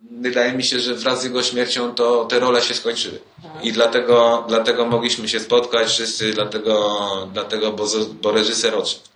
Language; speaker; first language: Polish; early bilingual, heritage; Polish